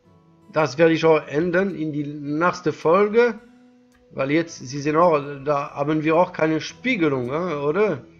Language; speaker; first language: German; non-native, learner; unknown